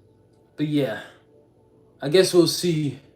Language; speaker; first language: English; native; English